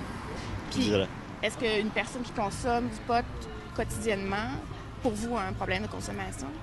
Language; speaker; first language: French; native; French